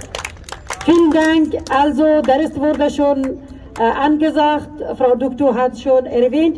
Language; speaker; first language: German; non-native, fluent; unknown